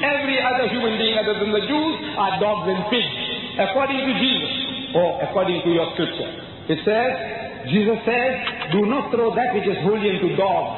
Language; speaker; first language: English; early bilingual, other home language; Gujarati